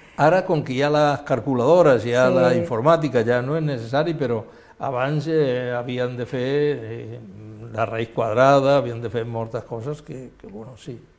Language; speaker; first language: Catalan; non-native, local second language; Spanish